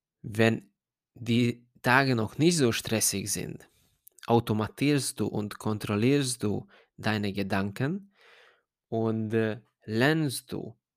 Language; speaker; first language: German; non-native, fluent; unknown